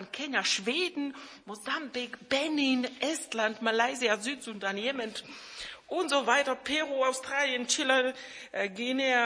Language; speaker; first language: German; non-native, fluent; Czech